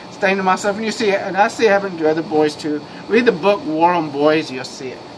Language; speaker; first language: English; native; English